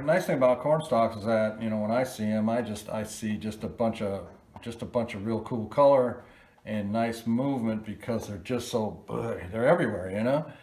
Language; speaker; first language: English; native; English